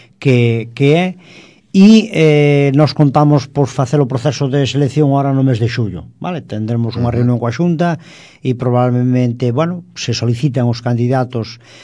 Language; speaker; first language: Galician; non-native, local second language; Spanish